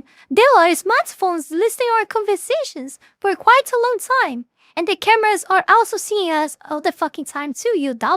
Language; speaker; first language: English; non-native, fluent; Portuguese